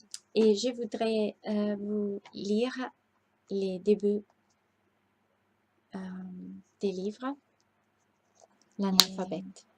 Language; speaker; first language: French; non-native, learner; Italian